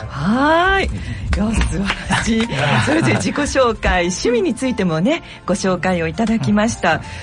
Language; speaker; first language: Japanese; native; Japanese